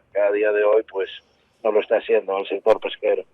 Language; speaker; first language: Spanish; native; Spanish